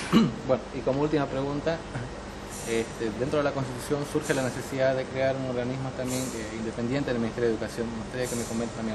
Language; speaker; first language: Spanish; native; Spanish